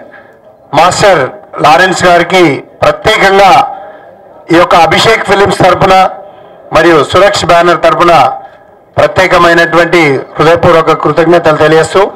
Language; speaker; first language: Telugu; native; Telugu